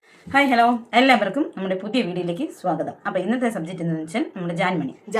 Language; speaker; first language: Malayalam; native; Malayalam